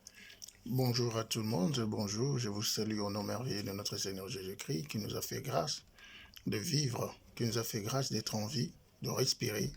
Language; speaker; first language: French; non-native, local second language; Lingala